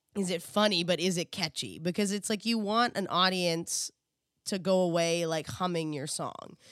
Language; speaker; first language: English; native; English